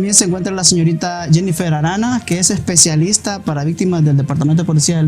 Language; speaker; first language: Spanish; native; Spanish